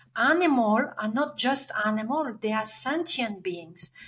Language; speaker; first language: English; non-native, fluent; French